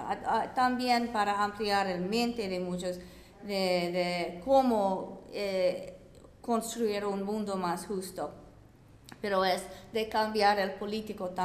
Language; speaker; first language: Spanish; non-native, fluent; English